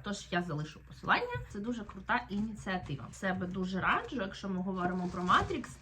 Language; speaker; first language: Ukrainian; native; Ukrainian